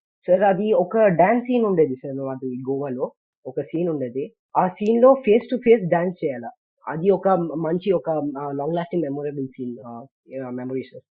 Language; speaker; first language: Telugu; non-native, learner; Kannada